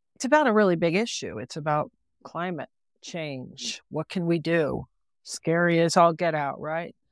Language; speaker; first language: English; native; English